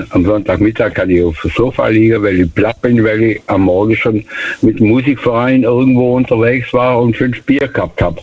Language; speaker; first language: German; native; German